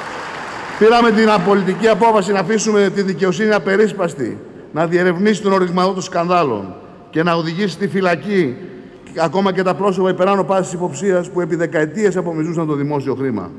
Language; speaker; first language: Greek; native; Greek